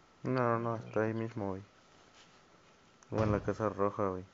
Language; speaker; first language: Spanish; native; Spanish